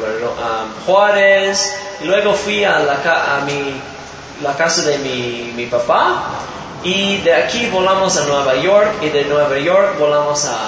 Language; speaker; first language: Spanish; non-native, fluent; English